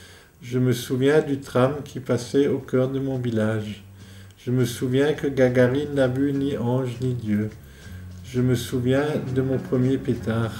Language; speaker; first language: French; native; French